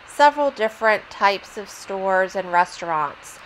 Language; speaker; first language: English; native; English